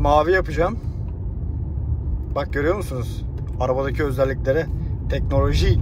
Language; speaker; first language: Turkish; native; Turkish